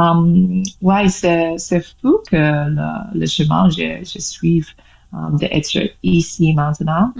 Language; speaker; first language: French; non-native, learner; English